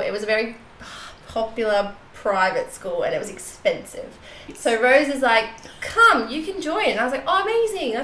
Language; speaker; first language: English; native; English